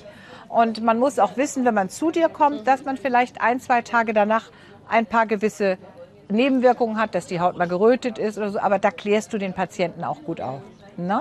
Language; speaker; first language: German; native; German